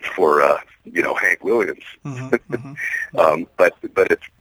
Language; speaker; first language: English; native; English